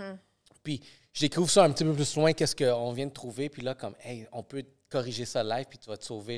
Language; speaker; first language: French; native; French